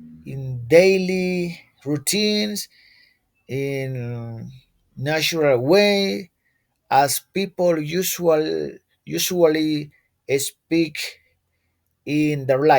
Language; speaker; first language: English; non-native, learner; Spanish